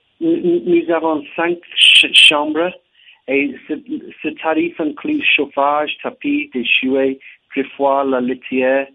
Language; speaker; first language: French; non-native, learner; English